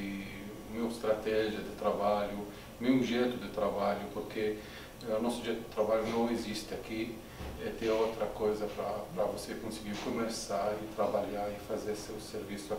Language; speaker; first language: Portuguese; non-native, learner; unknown